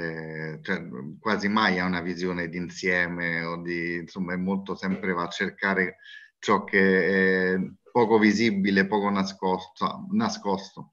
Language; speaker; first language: Italian; native; Italian